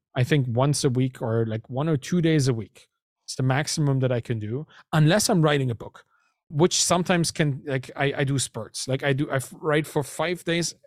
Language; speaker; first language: English; non-native, fluent; German